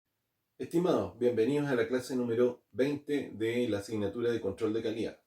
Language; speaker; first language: Spanish; native; Spanish